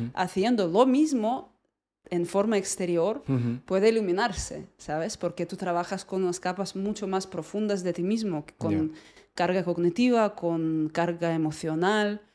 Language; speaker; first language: Spanish; non-native, fluent; Russian